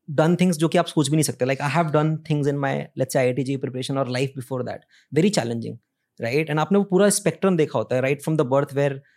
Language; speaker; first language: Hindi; native; Hindi